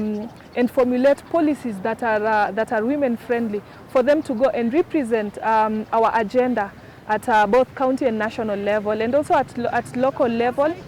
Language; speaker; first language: English; non-native, local second language; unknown